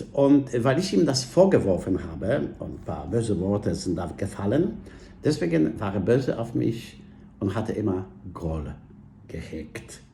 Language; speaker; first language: German; non-native, fluent; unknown